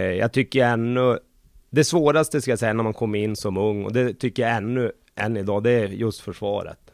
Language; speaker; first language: Swedish; native; Swedish